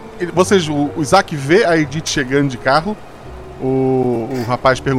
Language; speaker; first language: Portuguese; native; Portuguese